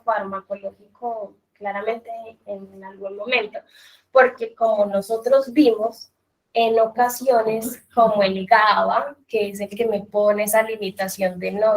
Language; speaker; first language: Spanish; native; Spanish